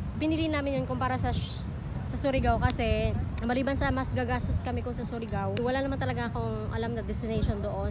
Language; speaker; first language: Filipino; native; Filipino